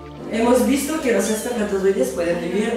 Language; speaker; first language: Spanish; non-native, fluent; French